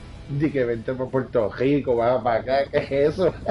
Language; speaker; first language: Spanish; native; Spanish